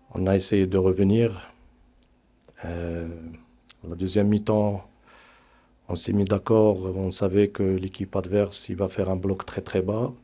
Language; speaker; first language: French; non-native, local second language; Arabic